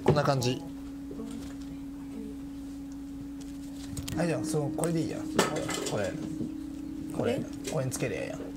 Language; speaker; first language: Japanese; native; Japanese